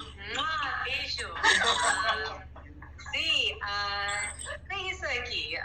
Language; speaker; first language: Portuguese; non-native, learner; English